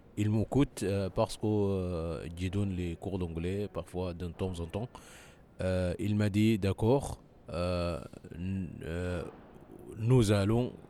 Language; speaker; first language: French; non-native, learner; Arabic